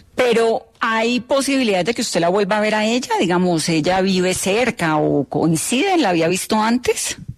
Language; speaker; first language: Spanish; native; Spanish